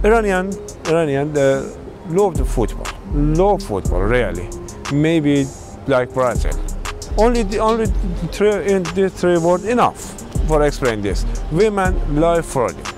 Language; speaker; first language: English; non-native, learner; Persian